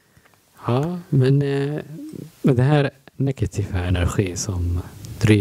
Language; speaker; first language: Swedish; non-native, learner; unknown